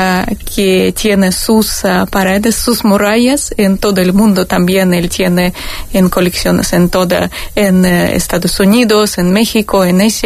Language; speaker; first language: Spanish; non-native, fluent; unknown